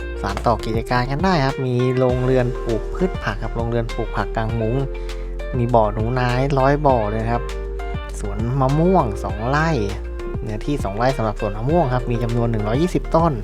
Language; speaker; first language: Thai; native; Thai